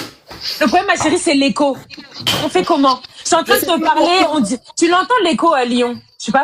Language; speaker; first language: French; native; French